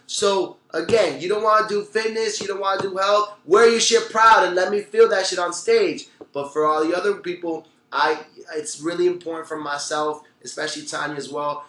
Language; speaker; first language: English; early bilingual, other home language; Spanish